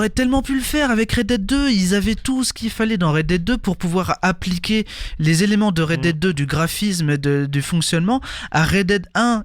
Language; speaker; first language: French; native; French